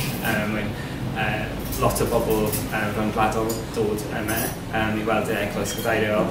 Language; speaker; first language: Welsh; non-native, learner; English